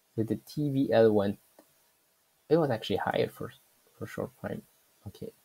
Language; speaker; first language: English; non-native, fluent; German